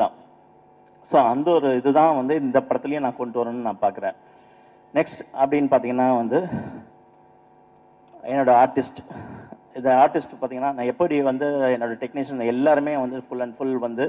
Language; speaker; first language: Tamil; native; Tamil